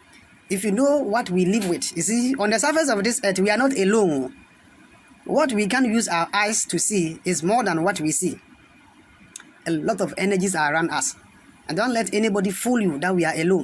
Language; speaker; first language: English; non-native, local second language; Akan